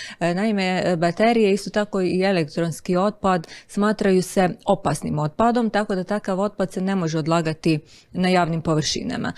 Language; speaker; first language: Croatian; native; Croatian